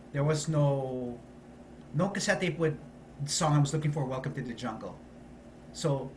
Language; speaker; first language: English; non-native, local second language; Filipino